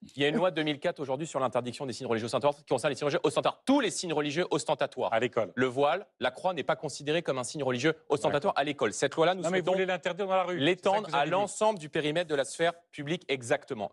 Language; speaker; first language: French; native; French